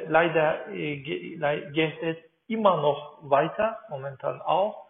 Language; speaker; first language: German; non-native, learner; Turkish